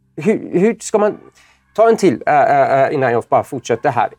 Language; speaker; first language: Swedish; non-native, fluent; Persian